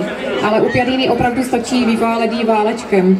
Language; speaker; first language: Czech; native; Czech